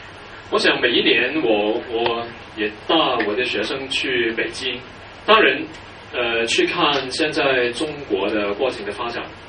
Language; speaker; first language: Chinese; non-native, local second language; Cantonese